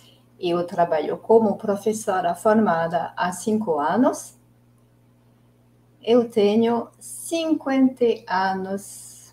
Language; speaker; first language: Portuguese; non-native, fluent; French